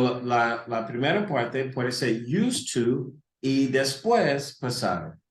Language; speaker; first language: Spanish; non-native, learner; English